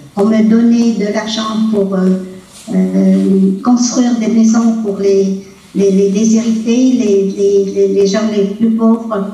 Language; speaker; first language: French; non-native, local second language; Vietnamese